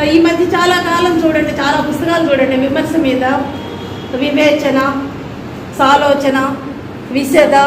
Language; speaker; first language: Telugu; native; Telugu